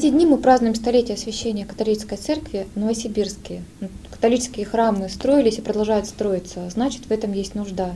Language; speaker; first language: Russian; native; Russian